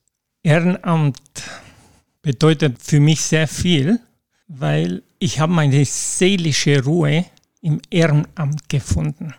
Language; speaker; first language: German; non-native, local second language; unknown